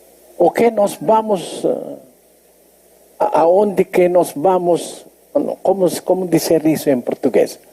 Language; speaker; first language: Portuguese; non-native, learner; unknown